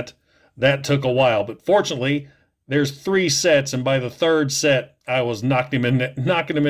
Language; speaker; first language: English; native; English